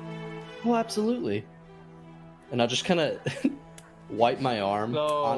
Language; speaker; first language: English; native; English